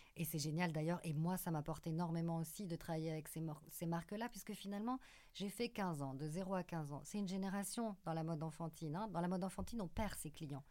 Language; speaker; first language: French; native; French